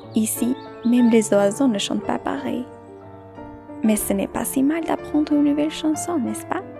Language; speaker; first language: French; non-native, learner; Albanian